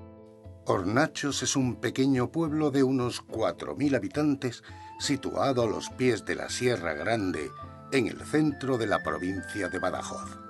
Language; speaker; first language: Spanish; native; Spanish